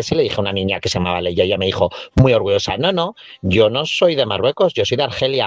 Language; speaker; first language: Spanish; native; Spanish